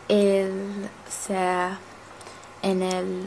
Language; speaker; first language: Spanish; non-native, learner; English